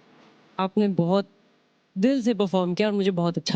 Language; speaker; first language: Hindi; native; Hindi